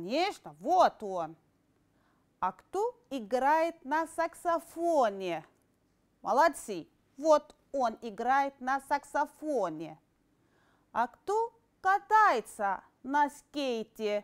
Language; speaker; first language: Russian; non-native, fluent; Arabic